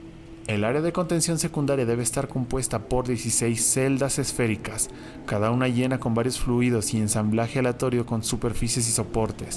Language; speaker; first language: Spanish; native; Spanish